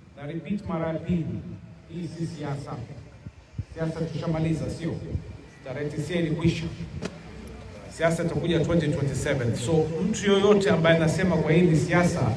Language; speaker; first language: Swahili; native; Swahili